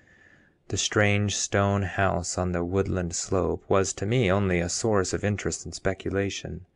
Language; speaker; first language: English; native; English